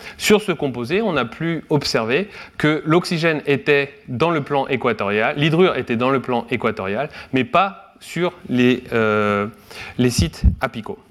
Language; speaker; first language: French; native; French